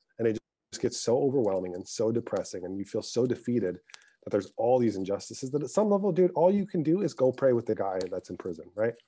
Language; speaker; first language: English; early bilingual, other home language; Arabic